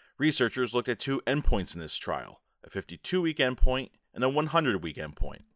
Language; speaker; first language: English; native; English